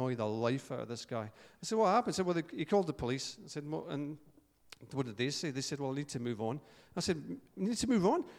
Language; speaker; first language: English; native; English